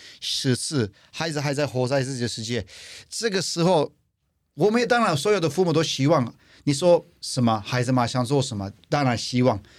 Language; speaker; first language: Chinese; non-native, fluent; Turkish